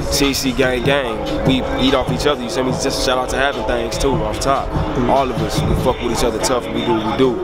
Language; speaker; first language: English; native; English